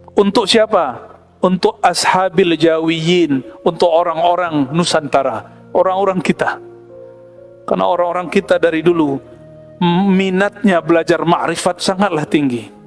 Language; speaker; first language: Malay; non-native, local second language; Minangkabau